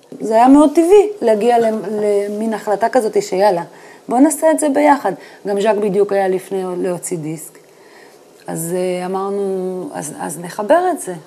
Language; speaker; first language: Hebrew; native; Hebrew